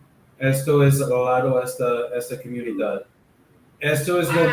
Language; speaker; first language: Spanish; non-native, learner; English